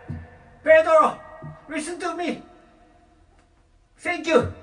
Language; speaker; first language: English; non-native, learner; Japanese